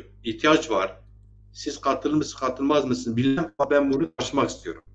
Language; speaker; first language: Turkish; native; Turkish